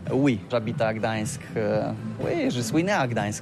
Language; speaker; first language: French; non-native, learner; Polish